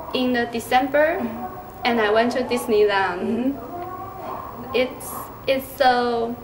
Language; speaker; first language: English; non-native, learner; Chinese